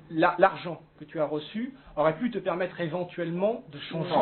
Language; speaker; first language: French; native; French